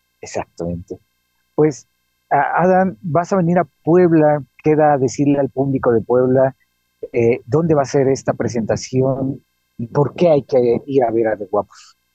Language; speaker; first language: Spanish; native; Spanish